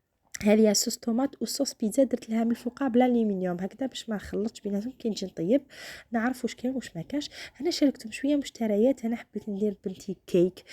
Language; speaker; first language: Arabic; native; Arabic